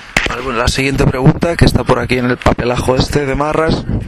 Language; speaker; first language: Spanish; native; Spanish